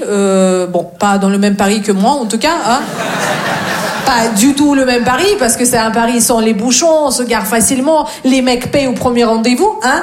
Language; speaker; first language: French; non-native, fluent; Russian